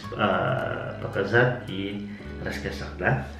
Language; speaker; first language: Russian; non-native, learner; Filipino